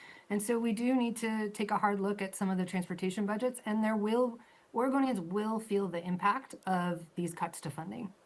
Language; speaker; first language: English; native; English